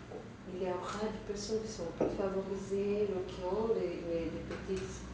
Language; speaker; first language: French; non-native, fluent; Spanish